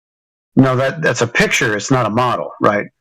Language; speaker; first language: English; native; English